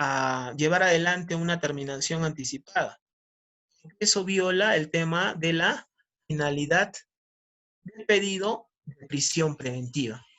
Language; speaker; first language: Spanish; native; Spanish